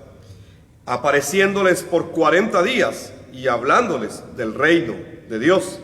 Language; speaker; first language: Spanish; native; Spanish